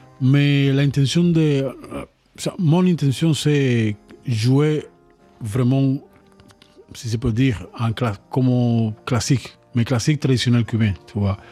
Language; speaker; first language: French; non-native, learner; Spanish